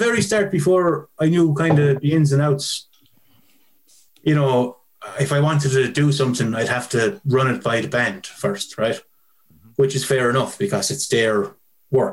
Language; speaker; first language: English; native; English